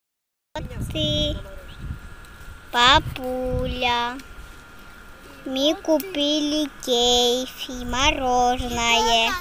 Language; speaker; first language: Russian; early bilingual, heritage; Russian